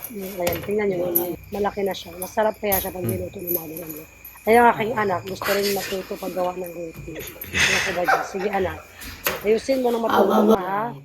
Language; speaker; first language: Filipino; non-native, local second language; Waray